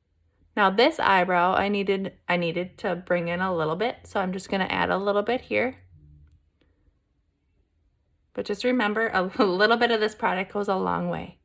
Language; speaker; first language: English; native; English